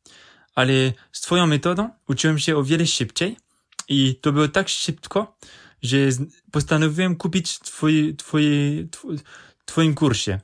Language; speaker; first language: Polish; non-native, learner; French